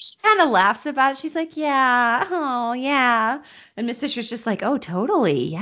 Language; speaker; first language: English; native; English